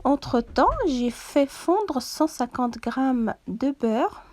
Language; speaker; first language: French; non-native, local second language; Arabic